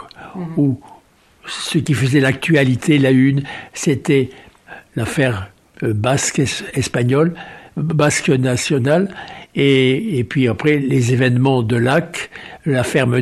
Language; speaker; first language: French; native; French